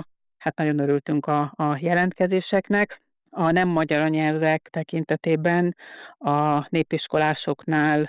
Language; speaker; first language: Hungarian; native; Hungarian